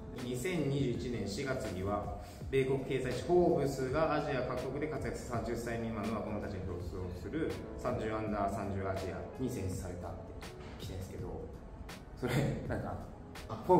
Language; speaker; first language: Japanese; native; Japanese